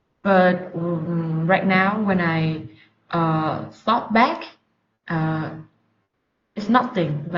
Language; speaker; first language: English; non-native, learner; Vietnamese